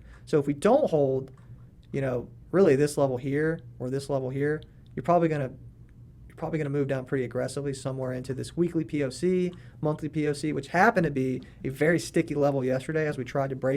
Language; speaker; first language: English; native; English